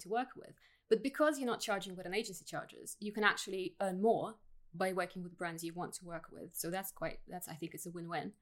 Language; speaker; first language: English; non-native, fluent; Russian